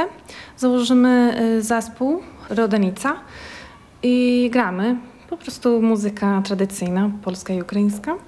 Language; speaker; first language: Polish; non-native, learner; Portuguese